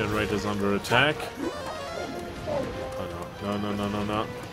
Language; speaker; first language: English; non-native, fluent; German